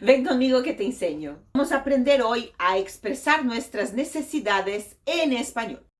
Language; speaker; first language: Spanish; non-native, fluent; Portuguese